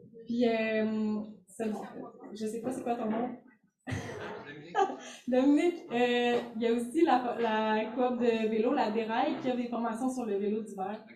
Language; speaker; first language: French; native; French